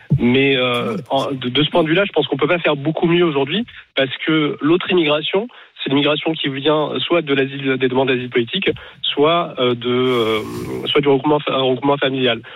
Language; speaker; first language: French; non-native, local second language; Arabic